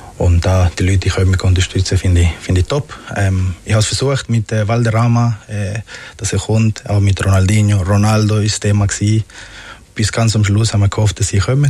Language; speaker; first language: German; non-native, fluent; Spanish